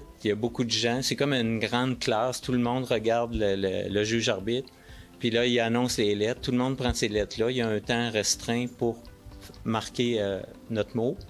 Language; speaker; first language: French; native; French